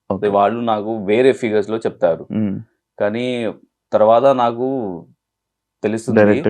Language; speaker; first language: Telugu; non-native, learner; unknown